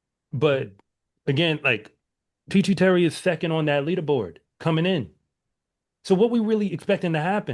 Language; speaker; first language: English; native; English